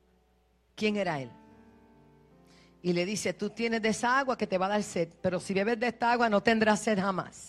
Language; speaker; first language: Spanish; native; Spanish